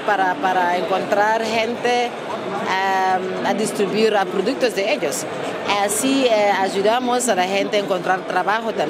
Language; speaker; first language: Spanish; non-native, fluent; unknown